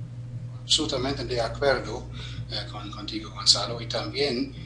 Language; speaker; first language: Spanish; non-native, fluent; German